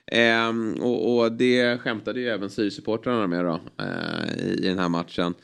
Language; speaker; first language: Swedish; native; Swedish